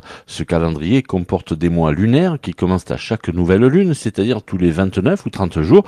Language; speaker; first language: French; native; French